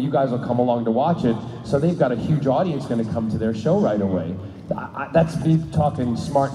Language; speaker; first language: English; native; English